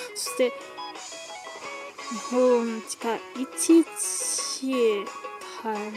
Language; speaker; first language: Japanese; non-native, learner; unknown